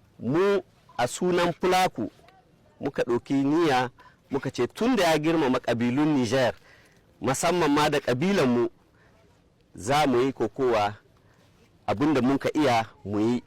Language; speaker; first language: Hausa; non-native, local second language; Fula